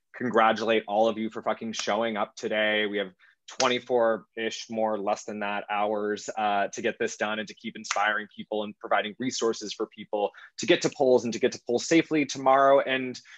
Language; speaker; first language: English; native; English